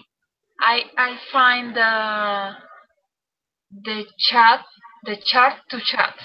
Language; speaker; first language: English; non-native, learner; Spanish